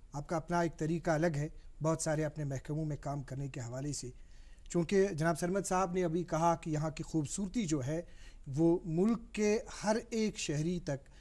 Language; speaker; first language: Hindi; non-native, local second language; Kashmiri